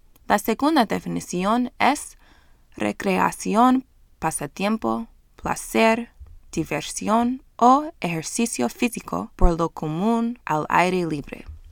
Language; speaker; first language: Spanish; non-native, fluent; English